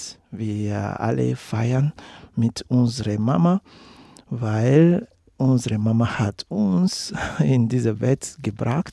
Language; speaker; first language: German; non-native, learner; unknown